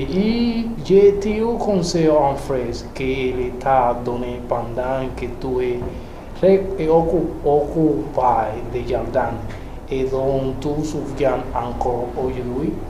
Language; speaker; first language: French; non-native, learner; Spanish